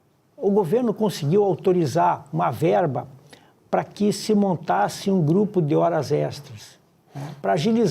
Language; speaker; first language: Portuguese; native; Portuguese